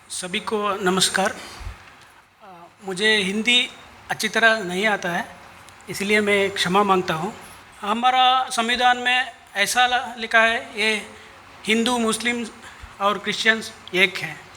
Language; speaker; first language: Hindi; non-native, local second language; Kannada